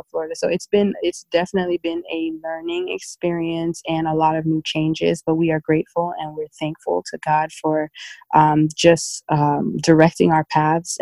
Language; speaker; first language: English; native; English